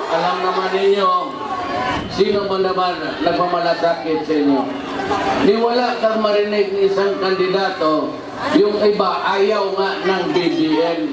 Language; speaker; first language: Filipino; non-native, local second language; Cebuano